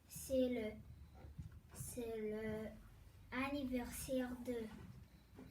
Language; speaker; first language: French; non-native, learner; Bulgarian